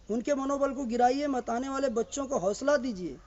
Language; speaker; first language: Hindi; native; Hindi